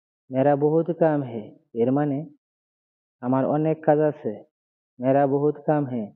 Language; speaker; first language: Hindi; non-native, fluent; Bangla